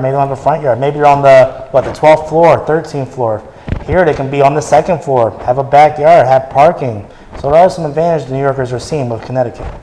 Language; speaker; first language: English; native; English